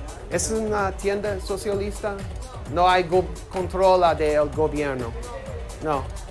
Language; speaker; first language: Spanish; non-native, learner; English